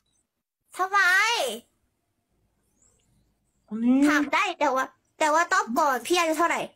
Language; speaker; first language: Thai; early bilingual, other home language; Korean